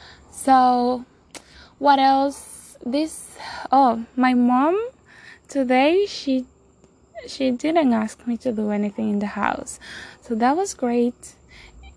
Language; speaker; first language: English; non-native, fluent; Spanish